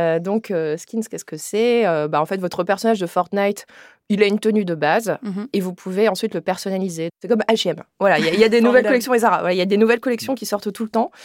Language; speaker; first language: French; native; French